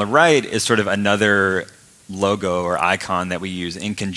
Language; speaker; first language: English; native; English